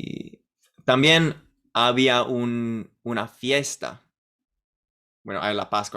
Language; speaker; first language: Spanish; non-native, fluent; English